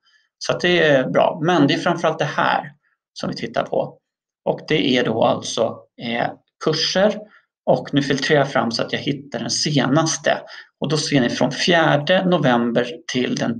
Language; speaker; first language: Swedish; native; Swedish